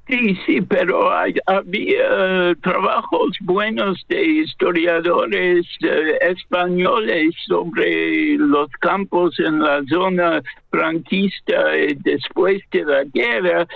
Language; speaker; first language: Spanish; non-native, fluent; English